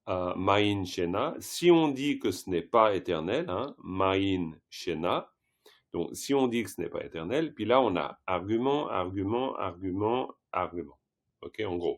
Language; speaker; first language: French; native; French